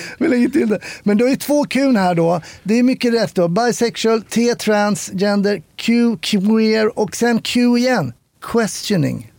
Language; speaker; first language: Swedish; native; Swedish